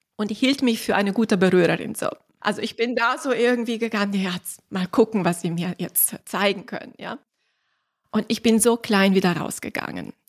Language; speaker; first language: German; non-native, fluent; Italian